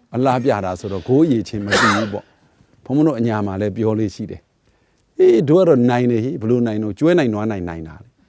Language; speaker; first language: Burmese; native; Burmese